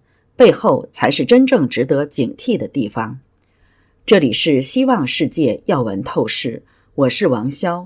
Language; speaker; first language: Chinese; native; Chinese